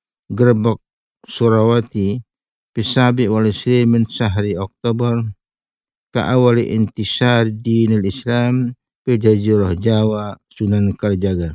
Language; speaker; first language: Arabic; non-native, learner; Indonesian